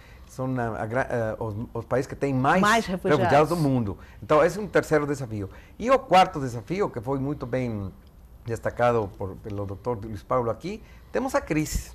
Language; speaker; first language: Portuguese; non-native, fluent; Spanish